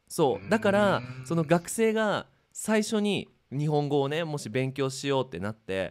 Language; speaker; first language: Japanese; native; Japanese